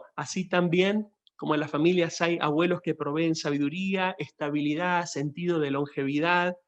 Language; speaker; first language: Spanish; native; Spanish